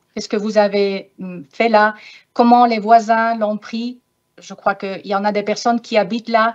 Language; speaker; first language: French; non-native, fluent; Spanish